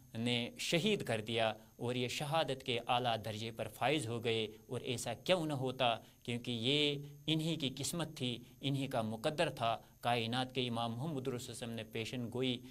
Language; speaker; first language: Urdu; non-native, local second language; Kashmiri